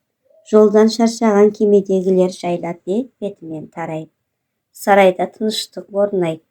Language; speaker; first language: Kazakh; native; Kazakh